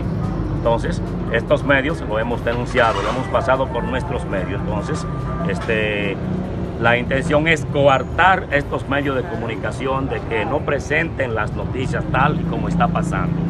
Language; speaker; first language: Spanish; native; Spanish